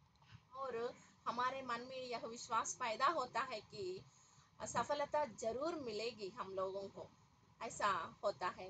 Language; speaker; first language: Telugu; native; Telugu